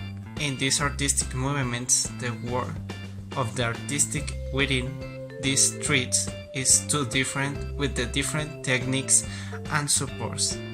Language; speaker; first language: English; non-native, learner; Spanish